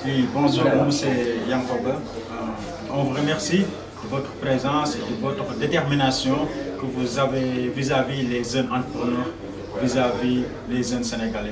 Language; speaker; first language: French; non-native, local second language; Wolof